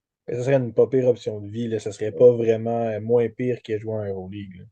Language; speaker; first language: French; native; French